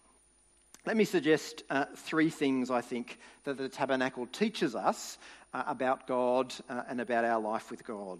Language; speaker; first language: English; native; English